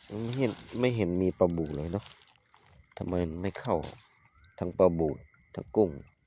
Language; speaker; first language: Thai; native; Thai